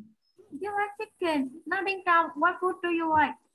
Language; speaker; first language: English; non-native, learner; Vietnamese